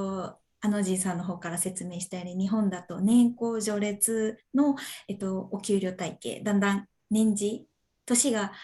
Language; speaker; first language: Japanese; native; Japanese